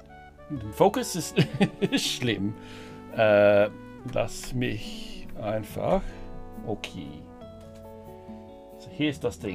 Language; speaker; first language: German; non-native, fluent; English